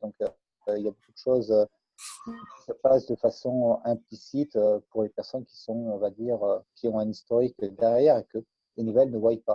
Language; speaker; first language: French; native; French